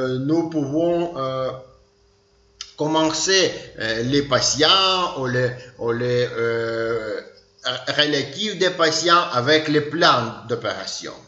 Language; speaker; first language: French; non-native, learner; Ukrainian